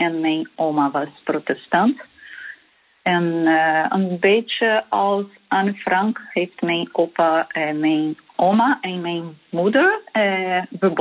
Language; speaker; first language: Dutch; non-native, learner; Portuguese